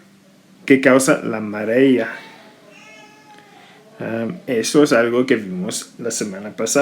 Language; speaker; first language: Spanish; non-native, fluent; English